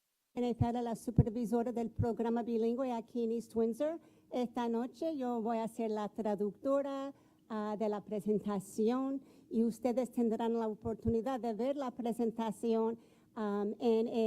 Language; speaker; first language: Spanish; non-native, fluent; English